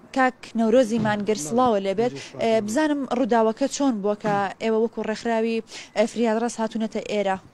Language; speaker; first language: Central Kurdish; native; Central Kurdish